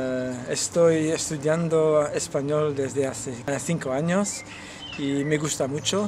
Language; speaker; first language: Spanish; non-native, learner; Dutch